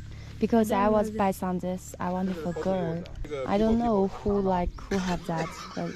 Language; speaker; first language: English; non-native, learner; Chinese